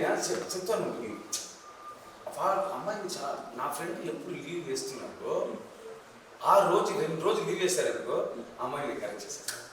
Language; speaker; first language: Telugu; non-native, learner; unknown